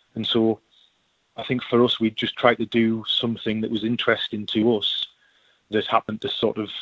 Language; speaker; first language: English; native; English